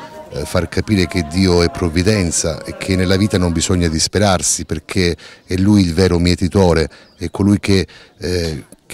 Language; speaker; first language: Italian; native; Italian